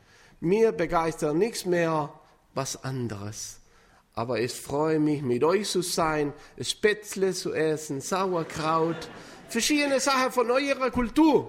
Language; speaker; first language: German; non-native, fluent; Spanish